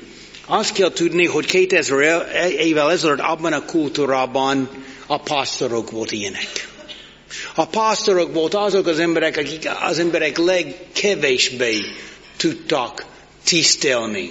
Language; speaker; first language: Hungarian; non-native, learner; English